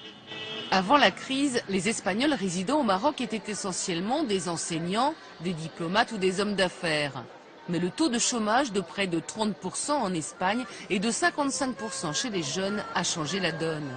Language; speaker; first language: French; native; French